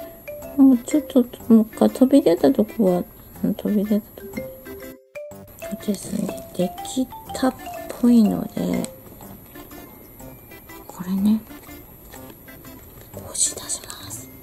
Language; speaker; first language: Japanese; native; Japanese